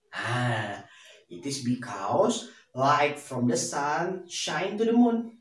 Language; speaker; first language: English; non-native, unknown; Indonesian